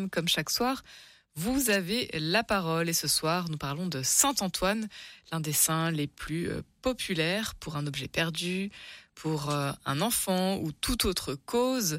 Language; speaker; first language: French; native; French